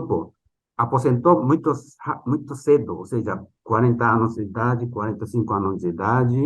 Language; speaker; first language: Portuguese; non-native, fluent; Japanese